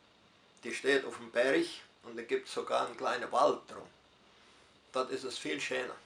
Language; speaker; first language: German; early bilingual, heritage; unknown